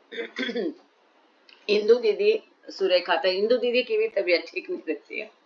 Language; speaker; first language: Hindi; non-native, local second language; Marathi